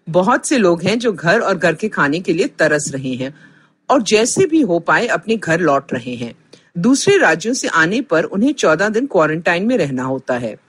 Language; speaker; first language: Hindi; non-native, local second language; Punjabi